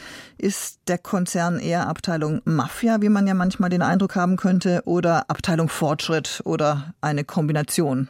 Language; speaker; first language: German; native; German